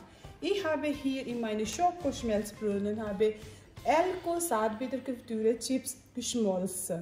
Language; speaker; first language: German; non-native, learner; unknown